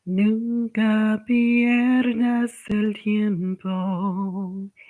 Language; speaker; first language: Spanish; non-native, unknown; English